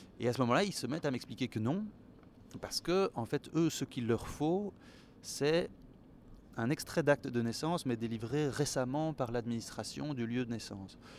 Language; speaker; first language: French; native; French